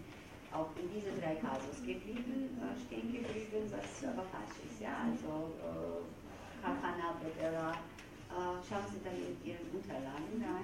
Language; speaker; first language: German; non-native, fluent; Georgian